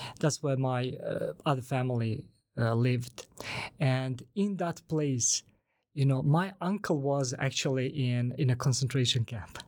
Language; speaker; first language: English; non-native, fluent; Bosnian